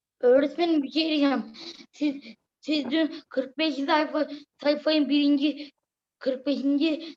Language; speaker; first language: Turkish; early bilingual, heritage; Turkish